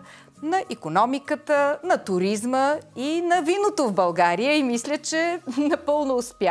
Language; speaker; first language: Bulgarian; native; Bulgarian